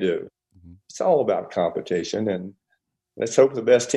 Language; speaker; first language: English; native; English